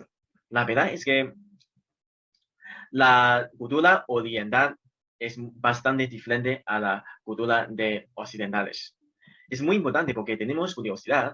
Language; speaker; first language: Spanish; non-native, fluent; Chinese